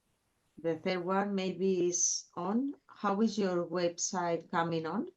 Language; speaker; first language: English; non-native, fluent; Spanish